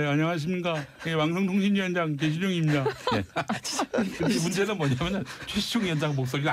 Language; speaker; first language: Korean; native; Korean